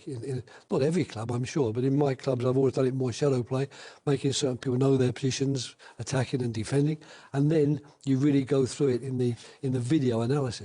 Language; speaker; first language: English; native; English